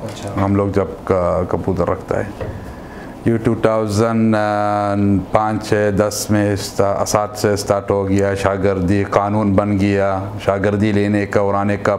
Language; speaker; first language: Hindi; non-native, learner; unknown